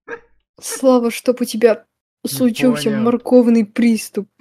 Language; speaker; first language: Russian; native; Russian